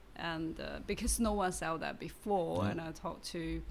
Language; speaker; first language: English; non-native, learner; Chinese